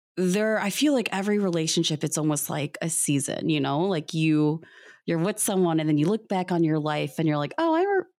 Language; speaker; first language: English; early bilingual, other home language; Filipino